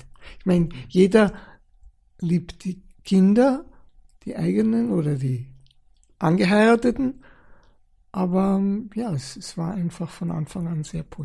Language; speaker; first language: German; early bilingual, other home language; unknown